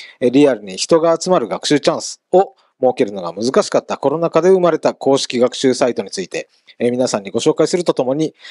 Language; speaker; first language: Japanese; native; Japanese